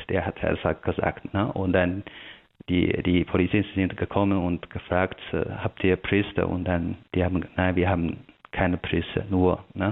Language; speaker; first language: German; non-native, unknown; Chinese